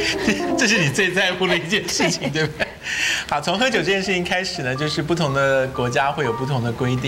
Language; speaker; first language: Chinese; native; Chinese